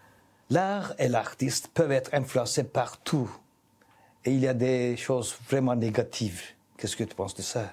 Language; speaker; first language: French; non-native, learner; Turkish